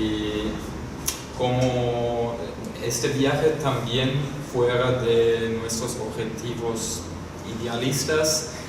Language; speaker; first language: Spanish; non-native, fluent; German